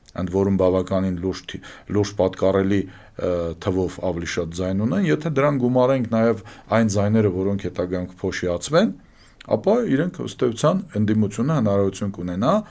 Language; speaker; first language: Armenian; native; Armenian